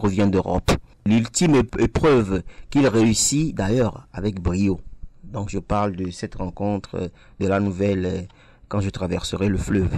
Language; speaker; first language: French; non-native, local second language; Ewe